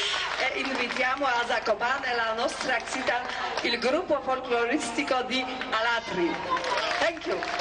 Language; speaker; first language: Italian; non-native, learner; Polish